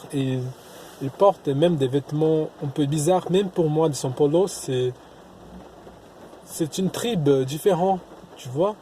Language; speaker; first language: French; non-native, fluent; Portuguese